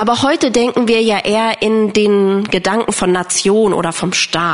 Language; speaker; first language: German; non-native, fluent; English